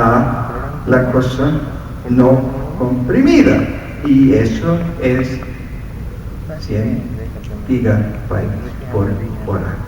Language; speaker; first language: Spanish; non-native, fluent; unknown